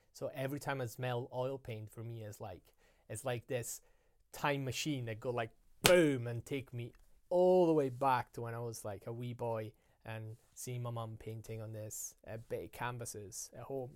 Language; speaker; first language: English; non-native, fluent; Italian